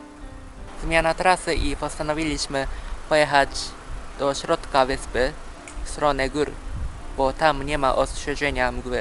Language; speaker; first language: Polish; early bilingual, heritage; Polish